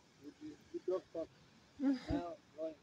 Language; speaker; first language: English; non-native, learner; Spanish